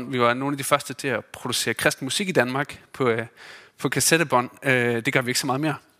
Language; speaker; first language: Danish; native; Danish